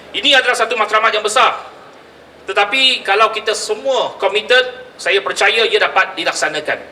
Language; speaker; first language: Malay; non-native, local second language; Chinese